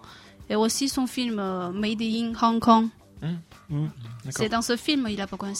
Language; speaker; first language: French; non-native, fluent; Chinese